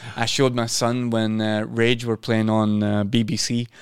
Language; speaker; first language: English; native; English